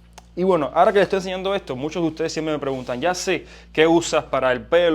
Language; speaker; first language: Spanish; native; Spanish